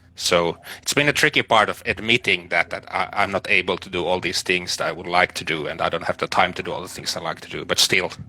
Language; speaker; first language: English; non-native, fluent; Finnish